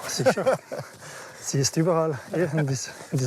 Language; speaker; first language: German; non-native, learner; French